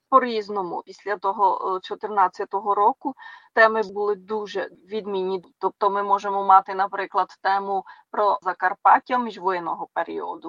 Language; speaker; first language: Ukrainian; non-native, fluent; Czech